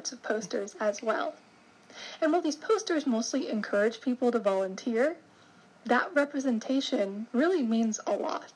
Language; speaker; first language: English; native; English